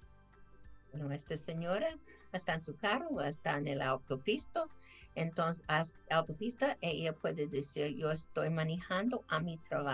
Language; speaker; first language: Spanish; non-native, fluent; English